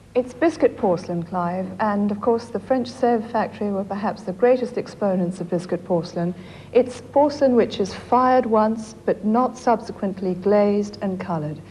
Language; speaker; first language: English; native; English